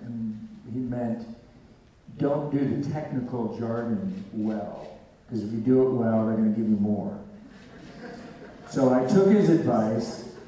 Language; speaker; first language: English; native; English